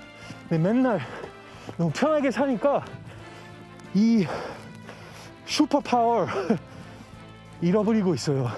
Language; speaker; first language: Korean; early bilingual, heritage; Korean